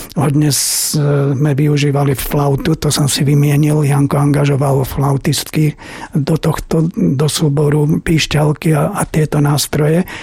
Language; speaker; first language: Slovak; native; Slovak